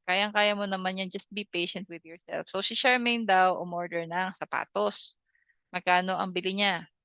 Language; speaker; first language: Filipino; native; Filipino